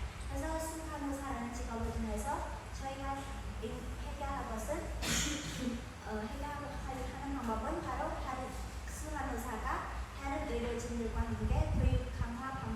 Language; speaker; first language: Korean; non-native, fluent; Khmer